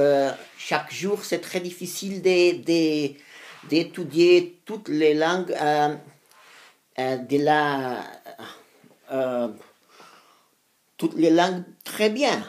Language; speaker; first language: French; non-native, learner; Spanish